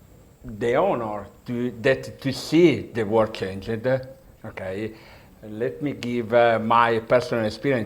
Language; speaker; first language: English; non-native, learner; Italian